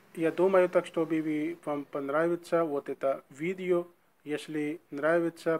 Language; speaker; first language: Russian; non-native, learner; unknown